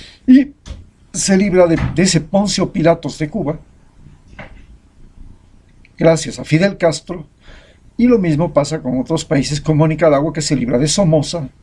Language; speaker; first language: Spanish; native; Spanish